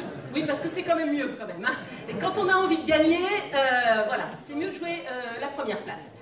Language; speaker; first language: French; native; French